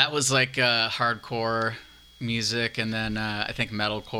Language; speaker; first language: English; native; English